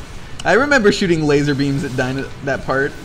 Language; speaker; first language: English; native; English